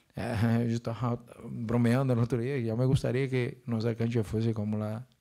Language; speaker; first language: Spanish; non-native, fluent; Portuguese